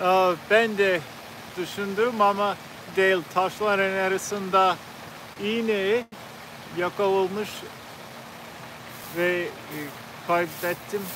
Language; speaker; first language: Turkish; non-native, learner; English